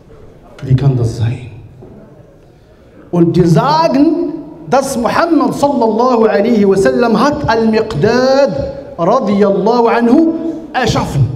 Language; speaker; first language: German; non-native, learner; Arabic